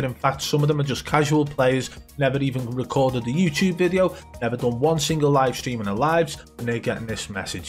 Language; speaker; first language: English; native; English